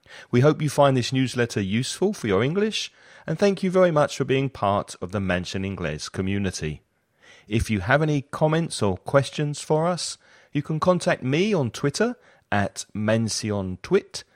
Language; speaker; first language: English; native; English